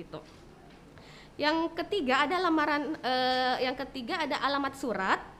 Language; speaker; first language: Indonesian; native; Indonesian